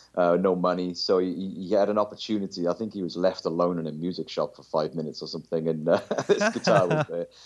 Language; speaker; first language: English; native; English